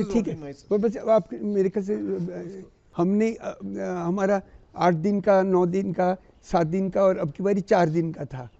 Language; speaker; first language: Hindi; native; Hindi